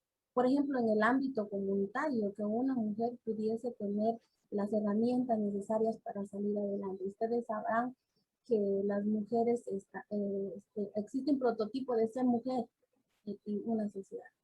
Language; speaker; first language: Spanish; native; Spanish